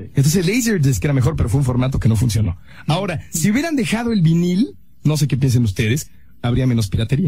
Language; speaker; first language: Spanish; native; Spanish